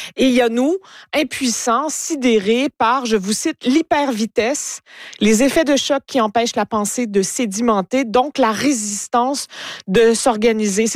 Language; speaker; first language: French; native; French